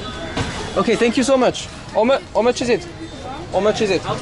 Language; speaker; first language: English; non-native, learner; French